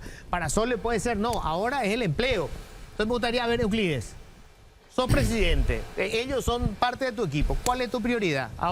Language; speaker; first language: Spanish; native; Spanish